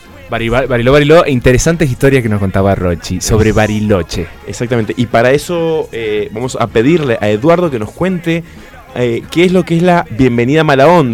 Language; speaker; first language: Spanish; native; Spanish